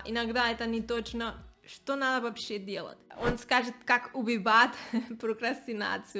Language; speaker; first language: Russian; non-native, learner; Spanish